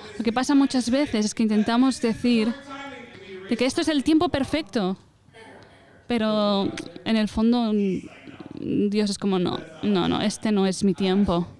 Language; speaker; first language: Spanish; non-native, fluent; English